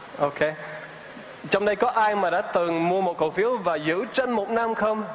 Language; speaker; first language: Vietnamese; non-native, fluent; English